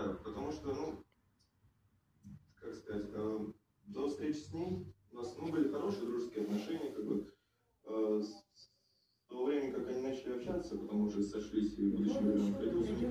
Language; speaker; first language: Russian; native; Russian